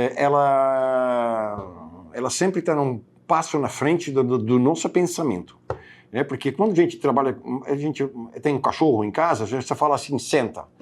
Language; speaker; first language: Portuguese; non-native, fluent; Dutch